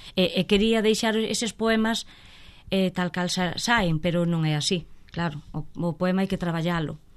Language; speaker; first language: Galician; non-native, local second language; Spanish